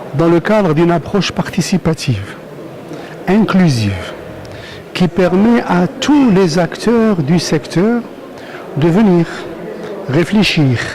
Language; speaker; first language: French; non-native, local second language; Arabic